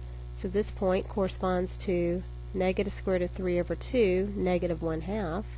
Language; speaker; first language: English; native; English